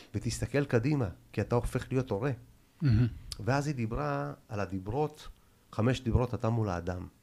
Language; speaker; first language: Hebrew; early bilingual, other home language; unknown